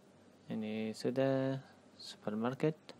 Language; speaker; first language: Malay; non-native, learner; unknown